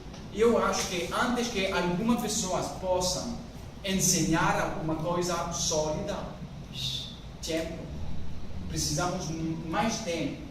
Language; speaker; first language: Portuguese; non-native, learner; French